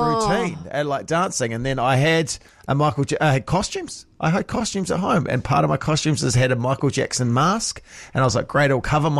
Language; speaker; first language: English; native; English